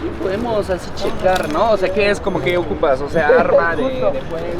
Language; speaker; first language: Spanish; native; Spanish